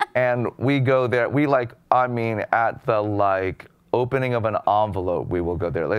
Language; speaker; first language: English; native; English